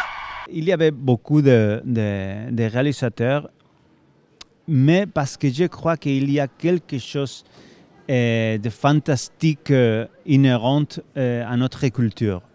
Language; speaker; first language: French; non-native, fluent; Spanish